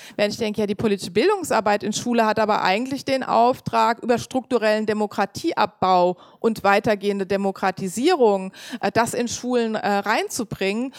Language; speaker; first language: German; native; German